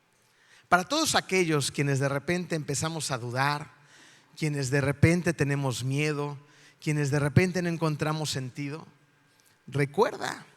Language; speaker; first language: Spanish; native; Spanish